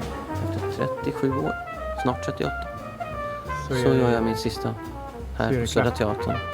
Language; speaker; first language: Swedish; native; Swedish